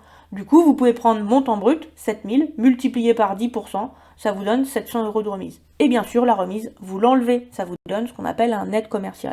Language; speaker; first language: French; native; French